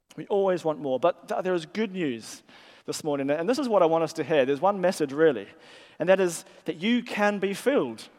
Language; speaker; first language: English; native; English